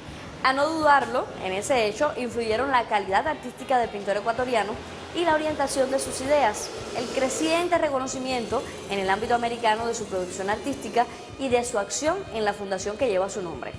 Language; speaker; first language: Spanish; native; Spanish